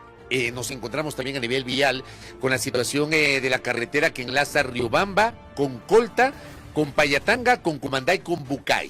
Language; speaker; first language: Spanish; native; Spanish